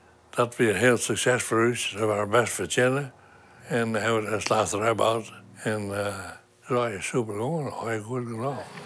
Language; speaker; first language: Dutch; non-native, local second language; Western Frisian